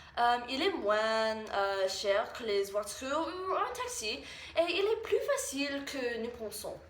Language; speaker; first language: French; non-native, learner; English